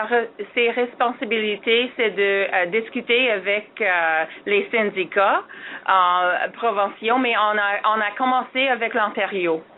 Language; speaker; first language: French; non-native, fluent; English